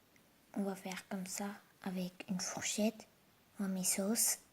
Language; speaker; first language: French; non-native, learner; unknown